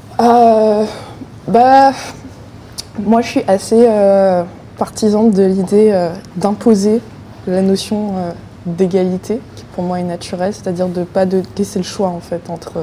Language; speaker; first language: French; native; French